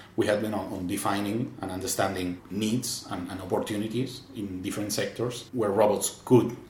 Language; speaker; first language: English; non-native, fluent; Spanish